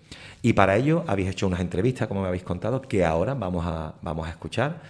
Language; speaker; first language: Spanish; native; Spanish